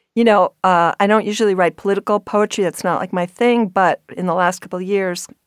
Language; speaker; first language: English; native; English